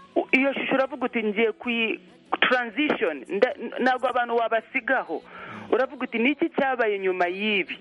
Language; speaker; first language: Kinyarwanda; early bilingual, heritage; Kinyarwanda